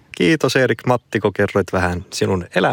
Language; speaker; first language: Finnish; native; Finnish